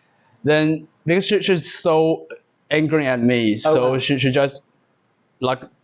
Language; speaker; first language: English; non-native, learner; Chinese